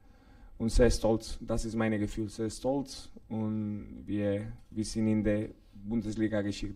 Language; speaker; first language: German; non-native, learner; Spanish